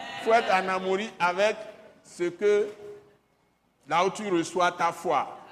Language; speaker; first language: French; non-native, local second language; Ewe